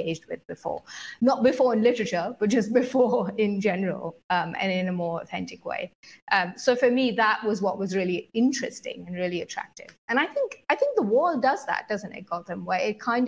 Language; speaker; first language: English; native; English